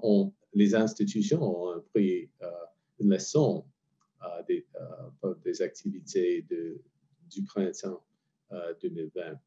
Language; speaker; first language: French; non-native, fluent; English